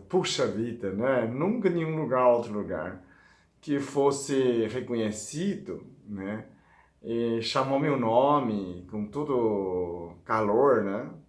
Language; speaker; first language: Portuguese; non-native, fluent; Chinese